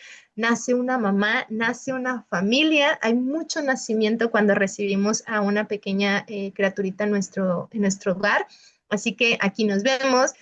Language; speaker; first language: Spanish; native; Spanish